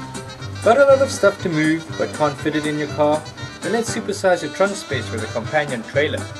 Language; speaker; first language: English; native; English